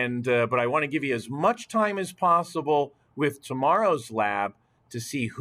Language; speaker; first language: English; native; English